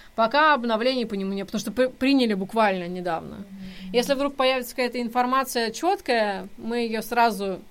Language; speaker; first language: Russian; native; Russian